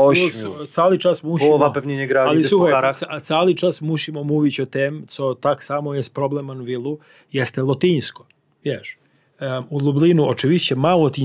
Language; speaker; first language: Polish; non-native, learner; Serbian